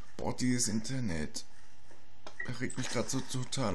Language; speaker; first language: German; native; German